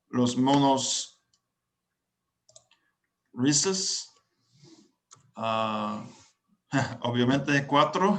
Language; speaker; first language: Spanish; non-native, learner; English